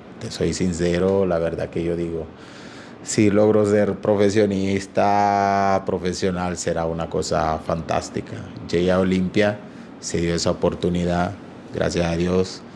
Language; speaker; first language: Spanish; native; Spanish